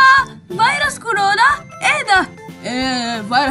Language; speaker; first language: Arabic; native; Arabic